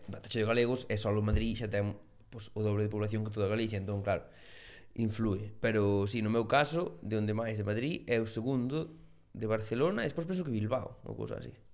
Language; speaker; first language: Galician; native; Galician